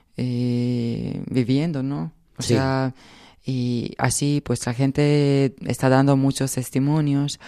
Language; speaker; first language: Spanish; non-native, fluent; Croatian